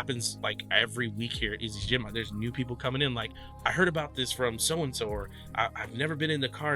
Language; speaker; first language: English; native; English